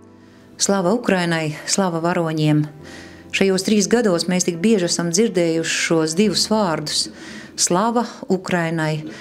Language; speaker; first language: Latvian; native; Latvian